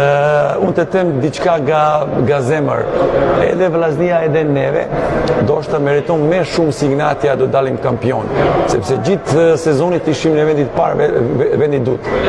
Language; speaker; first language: Albanian; non-native, learner; Serbian